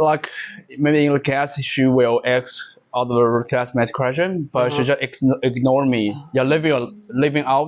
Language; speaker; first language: English; non-native, learner; Chinese